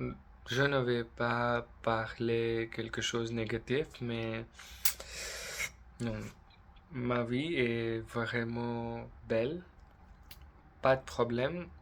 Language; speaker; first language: French; non-native, learner; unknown